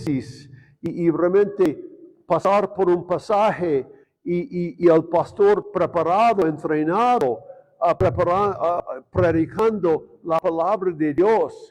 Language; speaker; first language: Spanish; non-native, fluent; English